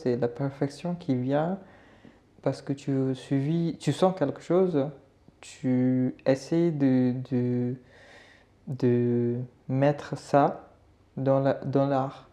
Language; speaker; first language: French; non-native, learner; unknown